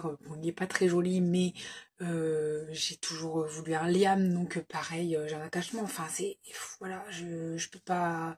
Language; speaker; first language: French; native; French